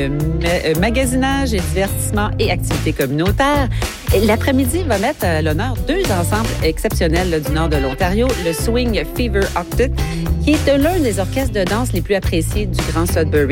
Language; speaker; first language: French; native; French